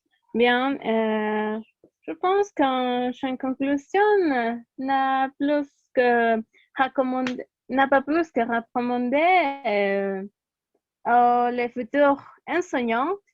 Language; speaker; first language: French; non-native, learner; Spanish